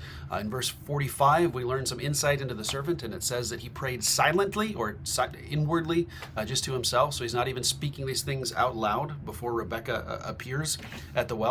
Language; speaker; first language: English; native; English